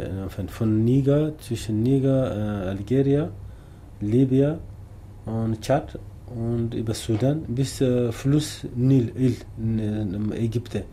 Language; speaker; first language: German; non-native, learner; Tamasheq